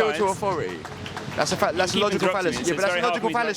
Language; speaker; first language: English; native; English